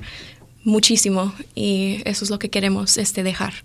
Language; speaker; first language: Spanish; early bilingual, other home language; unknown